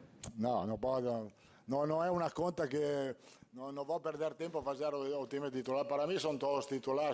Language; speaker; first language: Portuguese; non-native, learner; Italian